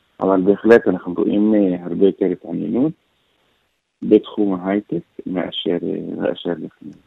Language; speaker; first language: Hebrew; non-native, local second language; Arabic